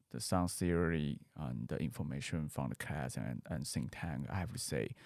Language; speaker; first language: English; non-native, fluent; Chinese